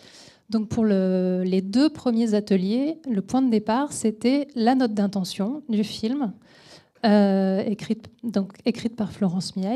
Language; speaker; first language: French; native; French